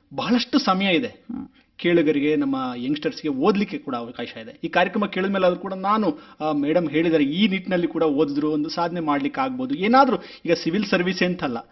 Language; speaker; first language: Kannada; native; Kannada